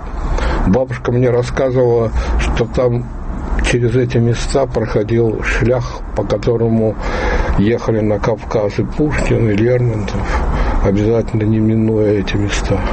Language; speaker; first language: Russian; native; Russian